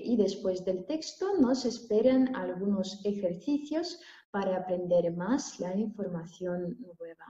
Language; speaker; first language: Spanish; non-native, fluent; Russian